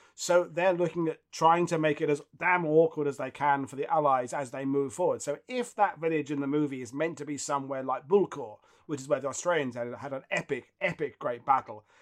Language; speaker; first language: English; native; English